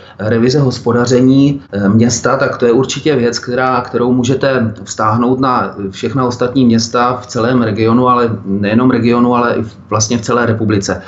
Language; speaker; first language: Czech; native; Czech